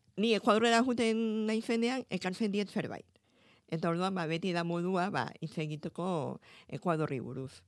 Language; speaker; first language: Basque; non-native, fluent; Spanish